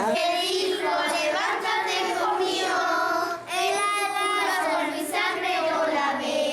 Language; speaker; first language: Spanish; native; Spanish